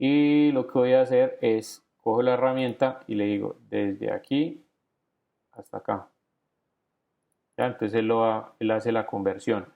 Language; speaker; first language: Spanish; native; Spanish